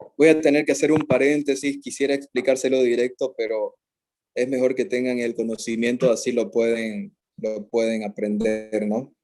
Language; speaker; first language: Spanish; native; Spanish